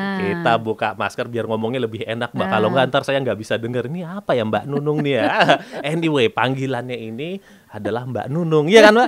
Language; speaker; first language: Indonesian; native; Indonesian